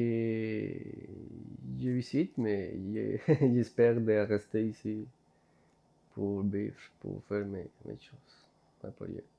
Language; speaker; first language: French; non-native, learner; Spanish